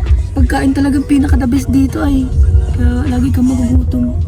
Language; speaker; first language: Filipino; native; Filipino